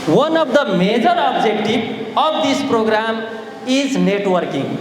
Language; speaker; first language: English; non-native, local second language; Nepali